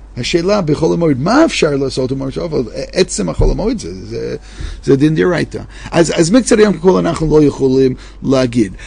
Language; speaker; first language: Hebrew; non-native, fluent; English